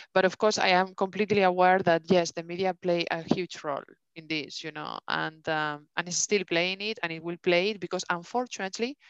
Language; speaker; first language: English; non-native, fluent; Spanish